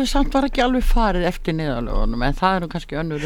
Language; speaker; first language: Icelandic; native; Icelandic